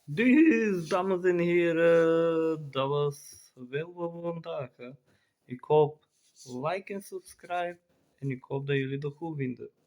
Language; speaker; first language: Dutch; non-native, fluent; Bulgarian